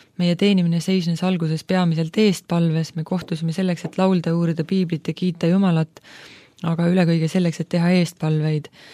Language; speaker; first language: Estonian; native; Estonian